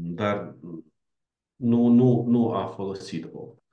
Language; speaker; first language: Romanian; non-native, learner; Ukrainian